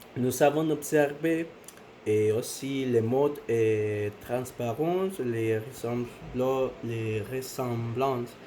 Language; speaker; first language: French; non-native, learner; Spanish